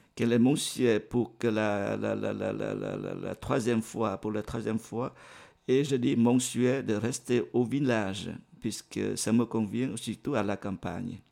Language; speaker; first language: French; non-native, fluent; Vietnamese